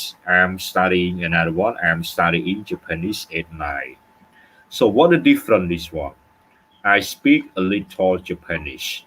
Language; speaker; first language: English; non-native, fluent; Khmer